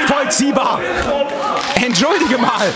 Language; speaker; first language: German; native; German